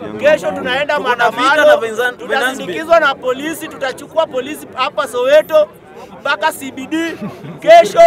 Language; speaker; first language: Swahili; native; Swahili